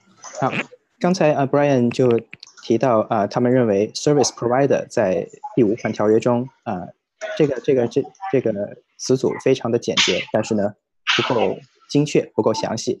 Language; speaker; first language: Chinese; native; Chinese